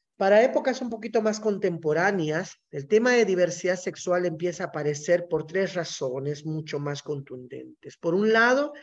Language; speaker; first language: Spanish; non-native, local second language; Zapotec